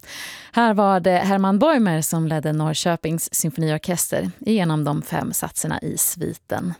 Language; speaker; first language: Swedish; native; Swedish